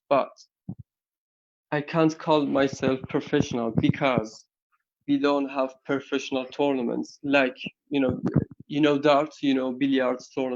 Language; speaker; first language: English; non-native, learner; Persian